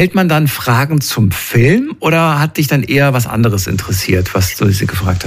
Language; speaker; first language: German; native; German